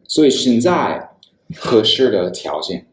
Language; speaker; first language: Chinese; non-native, fluent; English